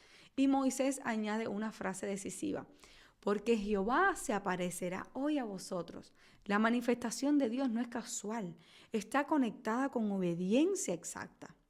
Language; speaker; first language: Spanish; native; Spanish